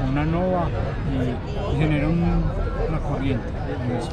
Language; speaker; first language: Spanish; native; Spanish